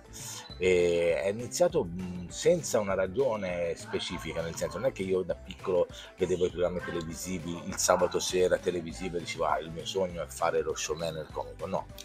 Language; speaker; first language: Italian; native; Italian